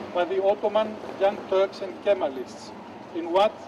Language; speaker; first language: English; non-native, fluent; Greek